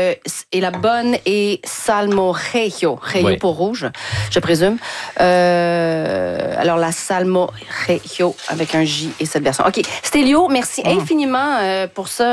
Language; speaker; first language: French; native; French